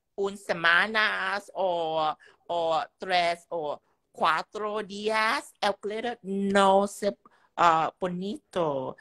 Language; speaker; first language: Spanish; non-native, learner; Vietnamese